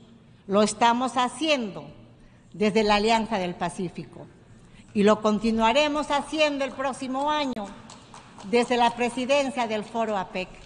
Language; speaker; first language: Spanish; native; Spanish